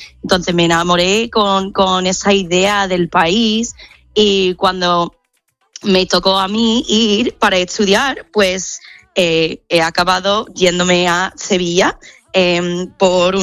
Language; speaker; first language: Spanish; non-native, fluent; English